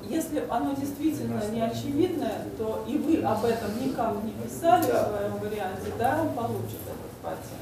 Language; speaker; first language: Russian; native; Russian